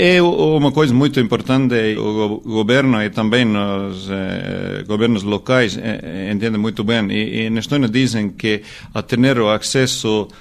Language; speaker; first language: Portuguese; non-native, learner; Estonian